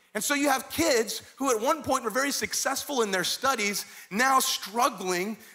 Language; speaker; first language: English; native; English